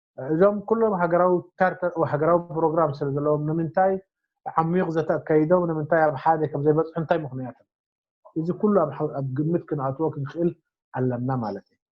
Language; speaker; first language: Tigrinya; non-native, local second language; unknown